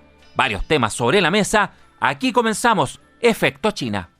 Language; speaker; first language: Spanish; native; Spanish